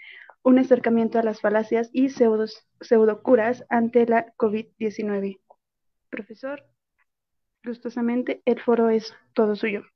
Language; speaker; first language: Spanish; native; Spanish